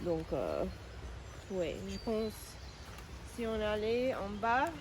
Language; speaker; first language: French; non-native, learner; English